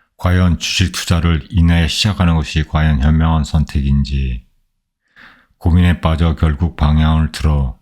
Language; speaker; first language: Korean; native; Korean